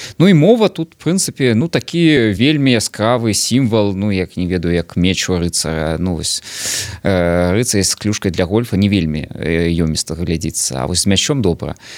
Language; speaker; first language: Belarusian; non-native, local second language; Russian